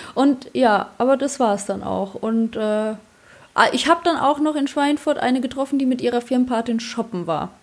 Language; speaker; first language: German; early bilingual, other home language; Polish